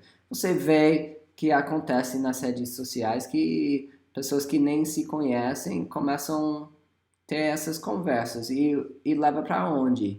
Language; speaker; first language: Portuguese; non-native, fluent; English